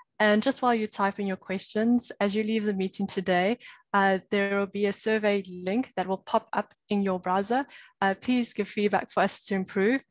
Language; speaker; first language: English; native; English